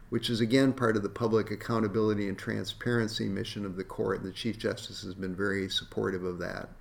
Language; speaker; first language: English; native; English